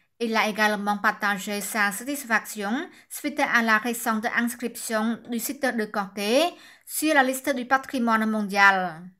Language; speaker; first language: French; non-native, fluent; Khmer